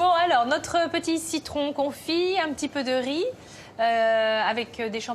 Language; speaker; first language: French; native; French